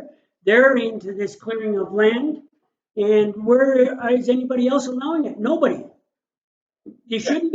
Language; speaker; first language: English; native; English